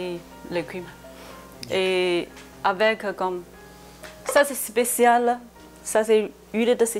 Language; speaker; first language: French; non-native, learner; Chinese